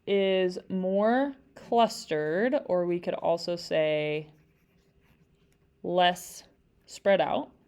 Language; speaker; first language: English; native; English